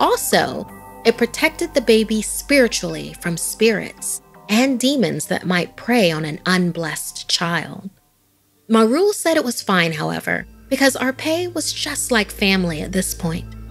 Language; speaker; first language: English; native; English